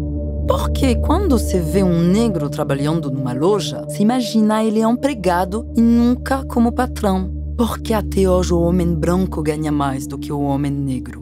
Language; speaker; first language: Portuguese; non-native, fluent; French